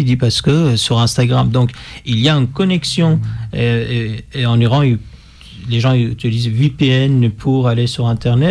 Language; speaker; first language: French; non-native, fluent; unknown